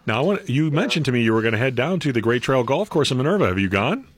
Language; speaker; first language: English; native; English